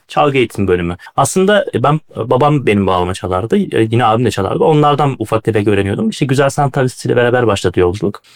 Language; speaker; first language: Turkish; native; Turkish